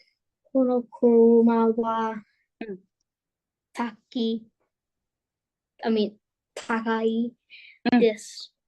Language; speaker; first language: Japanese; non-native, learner; English